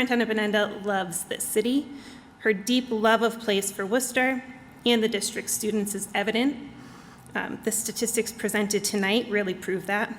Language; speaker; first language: English; native; English